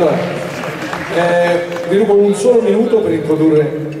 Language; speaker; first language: Italian; native; Italian